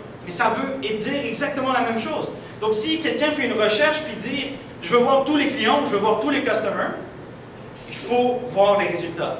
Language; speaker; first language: French; native; French